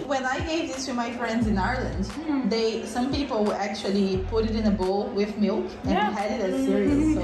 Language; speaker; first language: English; non-native, fluent; Portuguese